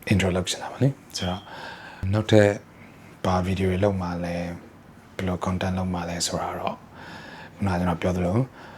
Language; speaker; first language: Burmese; early bilingual, heritage; Burmese